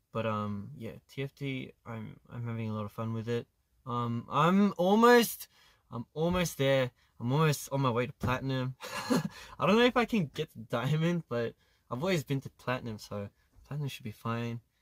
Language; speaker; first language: English; early bilingual, other home language; Korean